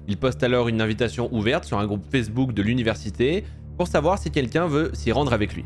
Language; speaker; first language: French; native; French